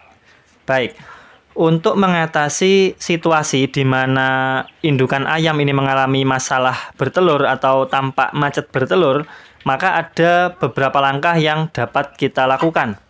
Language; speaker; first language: Indonesian; native; Indonesian